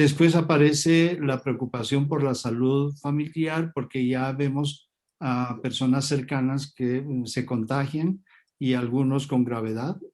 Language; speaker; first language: Spanish; native; Spanish